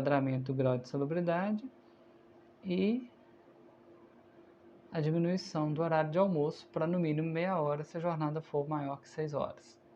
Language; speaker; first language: Portuguese; native; Portuguese